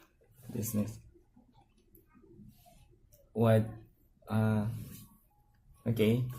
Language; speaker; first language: English; non-native, learner; Indonesian